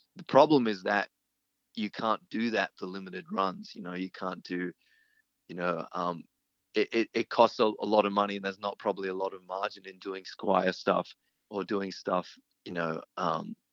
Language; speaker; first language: English; early bilingual, other home language; Hindi